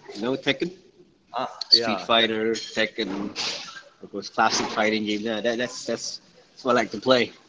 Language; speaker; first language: English; non-native, local second language; Malay